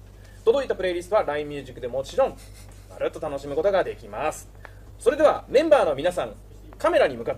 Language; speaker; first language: Japanese; native; Japanese